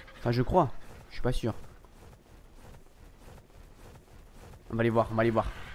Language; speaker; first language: French; native; French